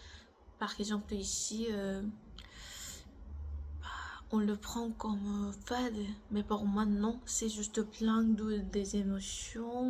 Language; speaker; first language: French; non-native, learner; Korean